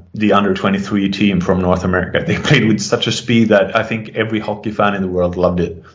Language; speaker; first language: English; non-native, fluent; Swedish